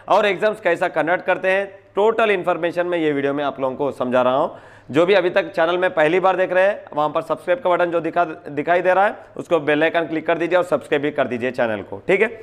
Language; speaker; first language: Hindi; non-native, local second language; Telugu